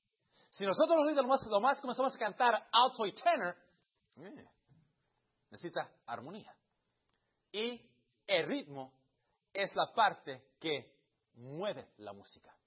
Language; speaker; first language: Spanish; early bilingual, heritage; Spanish